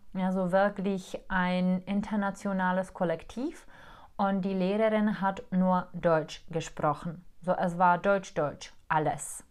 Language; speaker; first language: German; non-native, fluent; Czech